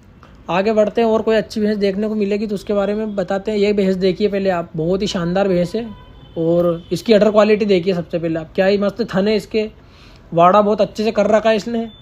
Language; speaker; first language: Hindi; native; Hindi